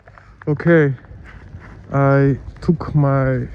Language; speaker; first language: English; non-native, learner; Russian